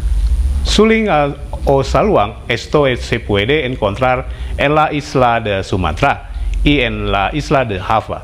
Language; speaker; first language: Spanish; non-native, fluent; Indonesian